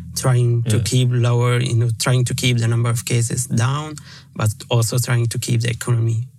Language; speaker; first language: English; non-native, fluent; Arabic